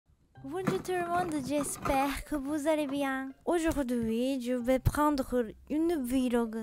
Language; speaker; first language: French; non-native, learner; Japanese